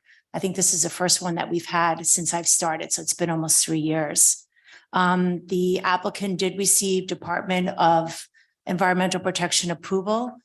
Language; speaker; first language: English; native; English